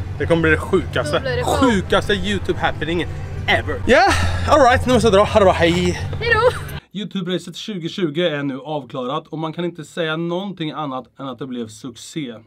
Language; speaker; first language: Swedish; native; Swedish